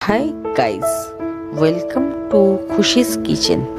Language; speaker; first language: English; non-native, local second language; Bangla